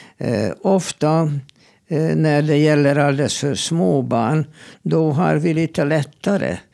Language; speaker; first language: Swedish; non-native, fluent; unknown